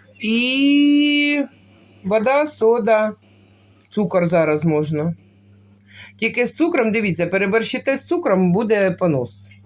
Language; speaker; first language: Ukrainian; non-native, local second language; Russian